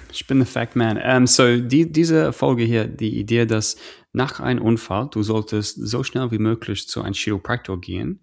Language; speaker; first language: German; non-native, fluent; English